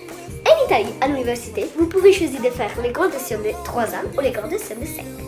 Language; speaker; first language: French; non-native, learner; Italian